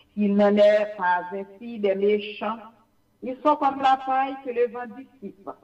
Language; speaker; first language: French; non-native, local second language; Haitian Creole